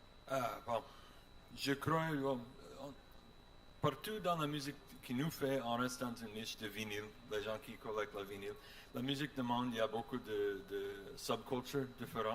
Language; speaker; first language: French; non-native, learner; English